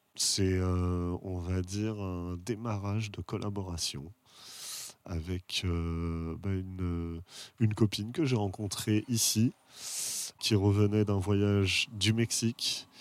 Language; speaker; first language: French; native; French